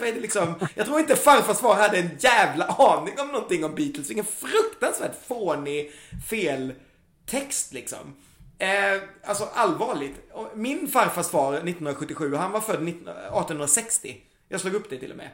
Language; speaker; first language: Swedish; native; Swedish